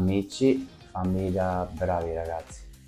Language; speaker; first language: Italian; non-native, fluent; Serbian